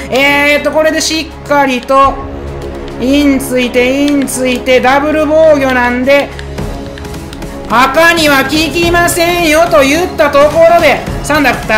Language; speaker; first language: Japanese; native; Japanese